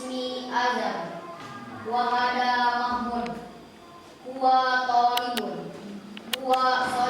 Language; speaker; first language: Arabic; non-native, learner; Indonesian